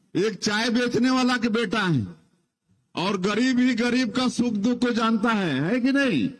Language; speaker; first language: Hindi; native; Hindi